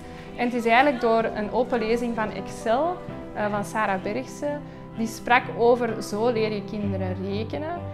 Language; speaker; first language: Dutch; native; Dutch